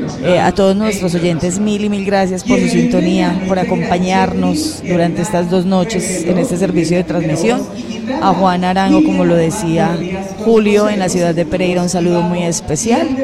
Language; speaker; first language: Spanish; native; Spanish